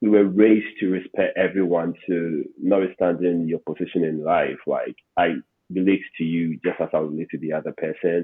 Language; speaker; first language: English; non-native, local second language; Akan